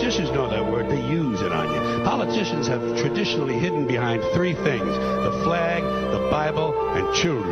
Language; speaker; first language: English; native; English